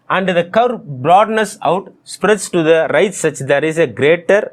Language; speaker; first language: English; non-native, local second language; Tamil